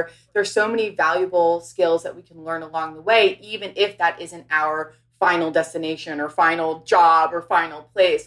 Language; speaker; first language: English; native; English